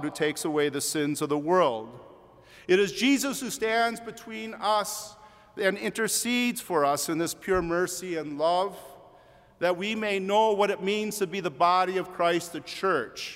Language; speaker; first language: English; native; English